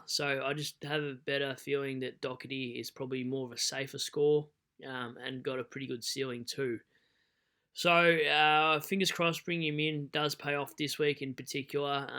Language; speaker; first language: English; native; English